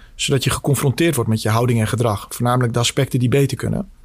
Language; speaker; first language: Dutch; early bilingual, other home language; Albanian